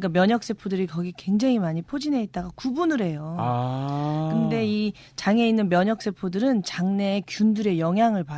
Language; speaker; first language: Korean; native; Korean